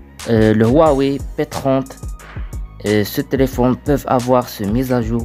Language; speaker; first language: French; non-native, learner; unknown